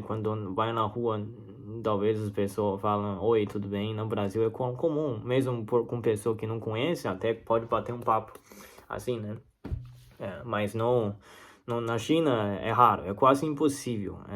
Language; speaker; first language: Portuguese; non-native, learner; Chinese